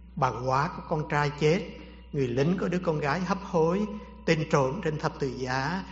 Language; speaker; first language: Vietnamese; native; Vietnamese